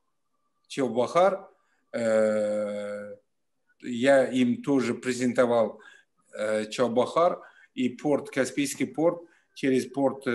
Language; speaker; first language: Russian; non-native, fluent; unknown